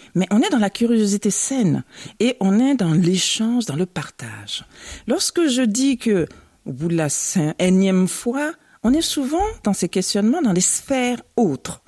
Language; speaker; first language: French; early bilingual, other home language; Bambara